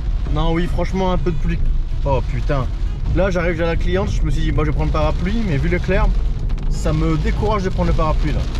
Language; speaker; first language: French; native; French